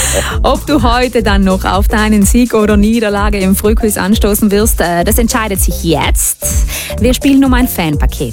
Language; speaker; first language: German; native; German